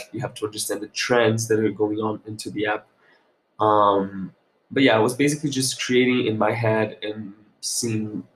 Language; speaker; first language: English; non-native, fluent; Portuguese